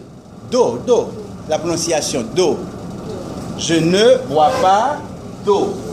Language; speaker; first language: French; non-native, fluent; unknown